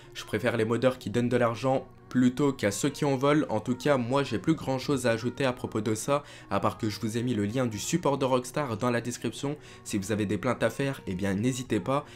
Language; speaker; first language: French; native; French